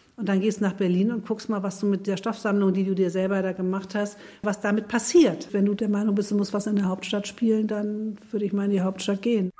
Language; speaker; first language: German; native; German